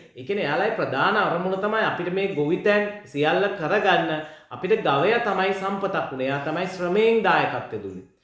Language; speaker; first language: Sinhala; native; Sinhala